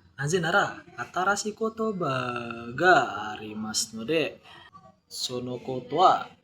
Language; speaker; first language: Japanese; non-native, learner; Indonesian